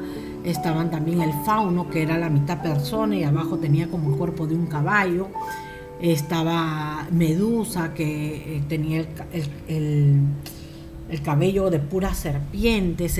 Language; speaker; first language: Spanish; native; Spanish